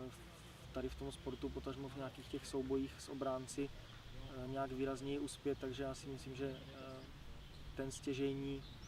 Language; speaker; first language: Czech; native; Czech